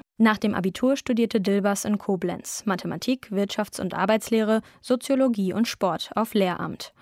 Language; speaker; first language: German; native; German